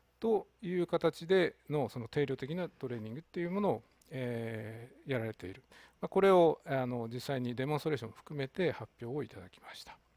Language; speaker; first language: Japanese; native; Japanese